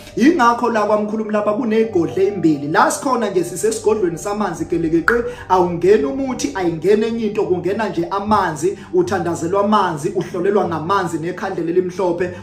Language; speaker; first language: Zulu; native; Zulu